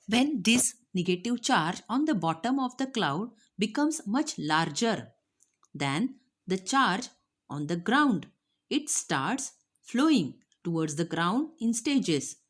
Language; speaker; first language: English; non-native, local second language; Marathi